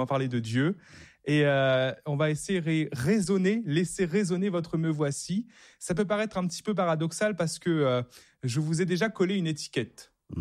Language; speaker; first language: French; native; French